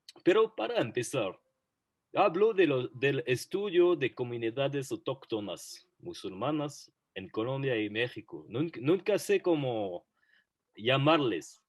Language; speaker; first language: Spanish; non-native, fluent; French